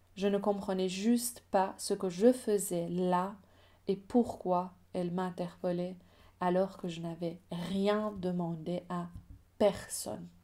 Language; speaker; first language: French; non-native, fluent; Persian